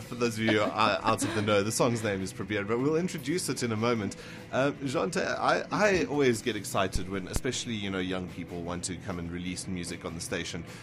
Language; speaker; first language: English; non-native, local second language; Afrikaans